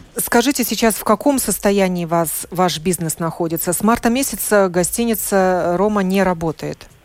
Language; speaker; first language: Russian; native; Russian